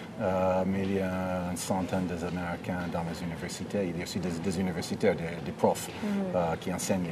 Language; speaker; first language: French; non-native, fluent; English